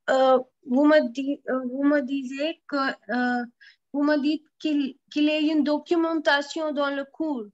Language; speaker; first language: French; non-native, fluent; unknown